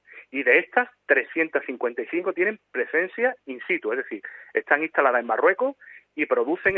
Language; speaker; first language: Spanish; native; Spanish